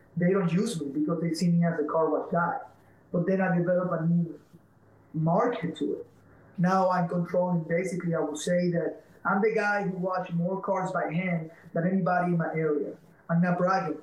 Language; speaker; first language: English; non-native, fluent; Spanish